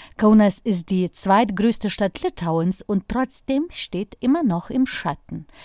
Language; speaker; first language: German; non-native, fluent; Lithuanian